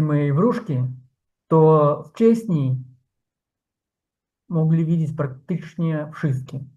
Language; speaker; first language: Polish; non-native, fluent; Ukrainian